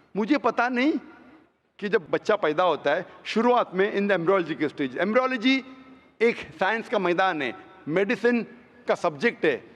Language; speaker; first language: Hindi; non-native, local second language; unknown